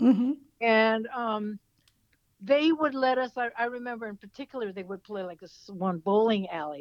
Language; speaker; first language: English; native; English